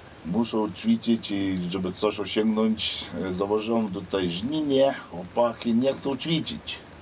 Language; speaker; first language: Polish; non-native, fluent; Lithuanian